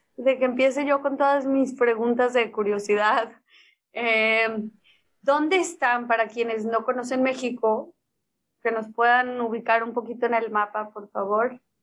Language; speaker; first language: Spanish; native; Spanish